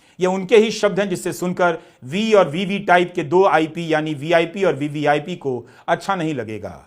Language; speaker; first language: Hindi; non-native, local second language; Bhojpuri